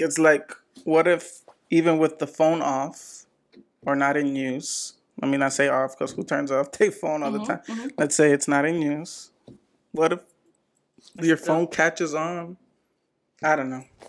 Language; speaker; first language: English; early bilingual, other home language; Spanish